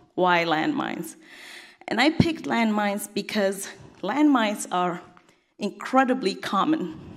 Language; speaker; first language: English; non-native, fluent; Tigrinya